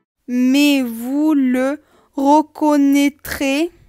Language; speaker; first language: French; non-native, fluent; Russian